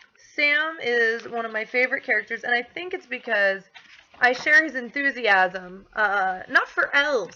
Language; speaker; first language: English; native; English